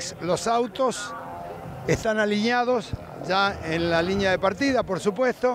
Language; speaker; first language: Spanish; native; Spanish